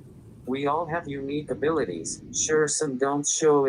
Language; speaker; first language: English; native; English